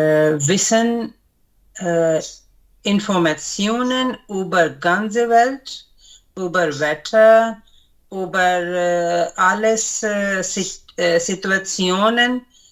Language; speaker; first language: German; non-native, learner; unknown